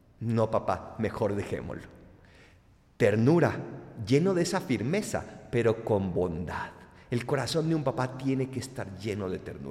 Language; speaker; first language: Spanish; native; Spanish